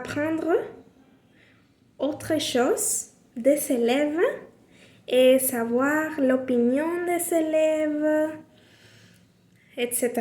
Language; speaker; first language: French; non-native, learner; Spanish